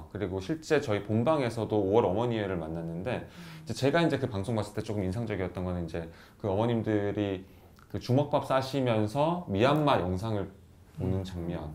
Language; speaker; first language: Korean; native; Korean